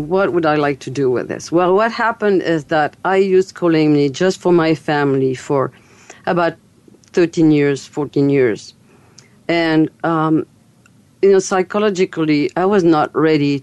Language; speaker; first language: English; non-native, fluent; French